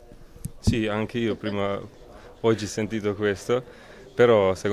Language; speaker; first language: Italian; non-native, learner; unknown